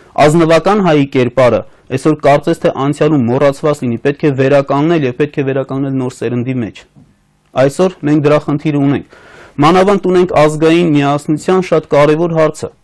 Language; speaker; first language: Armenian; native; Armenian